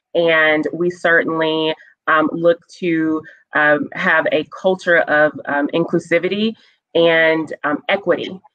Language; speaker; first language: English; native; English